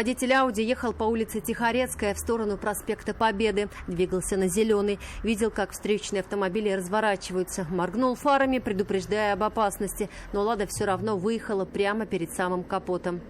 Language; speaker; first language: Russian; native; Russian